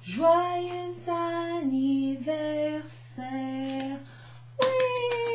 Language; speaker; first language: French; non-native, fluent; English